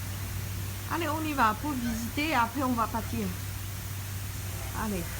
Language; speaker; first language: French; non-native, learner; Chinese